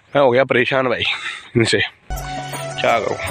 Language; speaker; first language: Hindi; native; Hindi